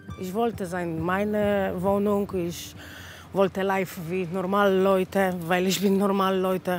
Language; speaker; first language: German; non-native, learner; Polish